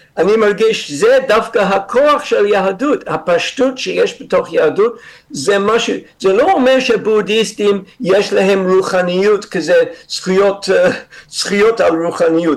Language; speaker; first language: Hebrew; non-native, fluent; English